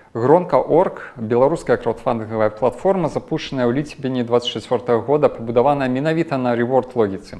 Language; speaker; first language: Belarusian; non-native, local second language; Russian